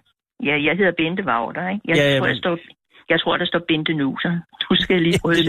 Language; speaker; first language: Danish; native; Danish